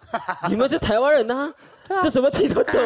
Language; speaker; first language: Chinese; non-native, fluent; Korean